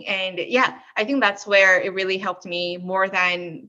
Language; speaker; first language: English; early bilingual, other home language; Korean